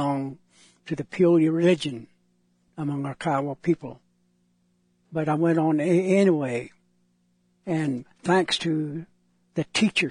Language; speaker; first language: English; non-native, local second language; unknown